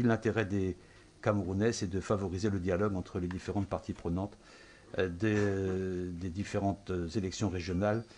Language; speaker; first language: French; native; French